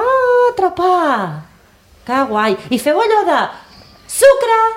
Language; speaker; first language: Catalan; native; Catalan